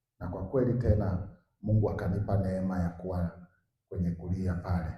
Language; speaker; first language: Swahili; native; Swahili